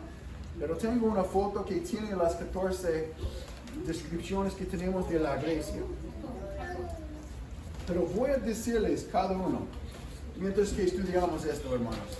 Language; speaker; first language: Spanish; non-native, fluent; English